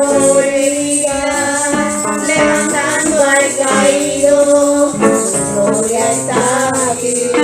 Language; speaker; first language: Spanish; native; Spanish